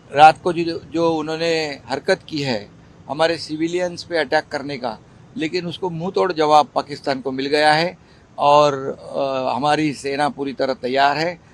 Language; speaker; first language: Hindi; non-native, local second language; Marathi